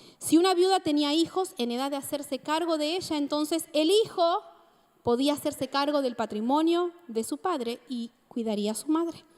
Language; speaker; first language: Spanish; native; Spanish